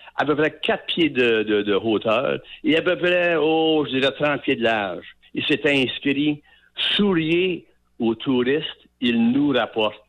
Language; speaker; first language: French; native; French